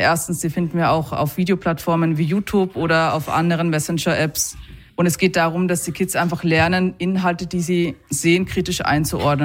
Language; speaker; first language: German; native; German